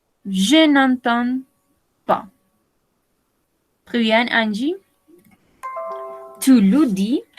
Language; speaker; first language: French; non-native, fluent; Spanish